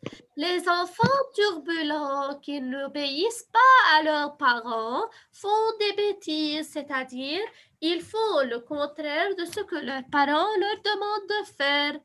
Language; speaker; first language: French; non-native, fluent; Arabic